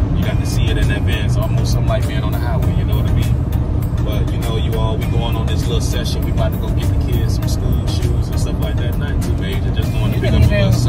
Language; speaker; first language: English; native; English